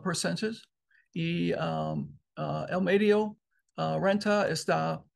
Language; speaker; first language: Spanish; non-native, learner; English